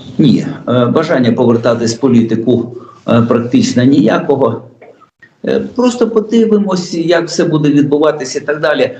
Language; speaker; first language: Ukrainian; native; Ukrainian